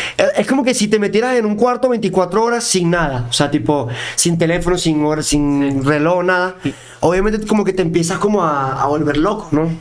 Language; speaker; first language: Spanish; native; Spanish